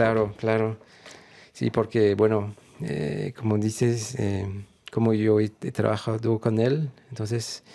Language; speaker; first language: Spanish; non-native, fluent; French